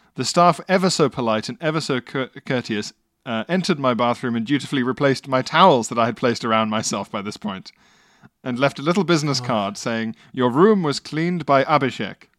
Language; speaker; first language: English; native; English